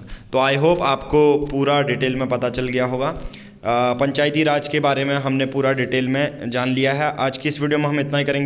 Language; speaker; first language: Hindi; native; Hindi